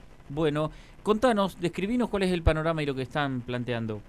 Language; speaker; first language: Spanish; native; Spanish